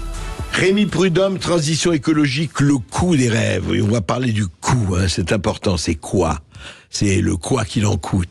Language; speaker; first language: French; native; French